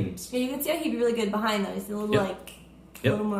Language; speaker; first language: English; native; English